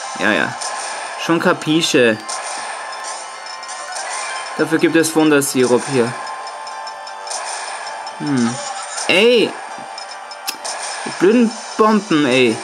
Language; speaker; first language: German; native; German